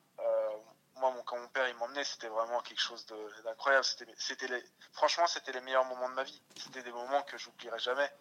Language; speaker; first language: French; early bilingual, other home language; Russian